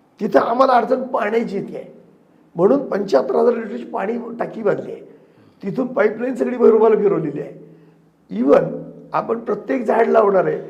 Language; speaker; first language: Marathi; native; Marathi